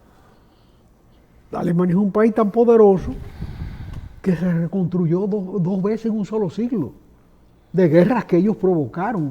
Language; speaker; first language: Spanish; native; Spanish